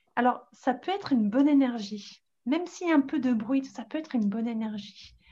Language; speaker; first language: French; non-native, fluent; English